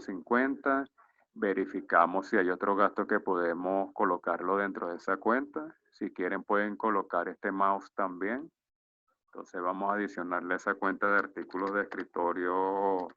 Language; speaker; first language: Spanish; native; Spanish